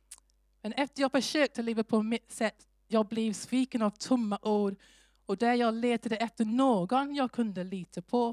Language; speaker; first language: Swedish; non-native, fluent; English